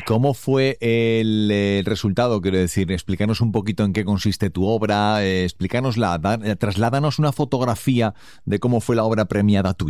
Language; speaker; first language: Spanish; native; Spanish